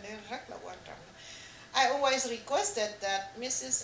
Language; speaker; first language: English; non-native, fluent; Vietnamese